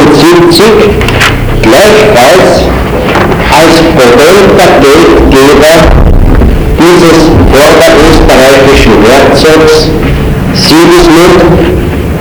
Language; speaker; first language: German; native; German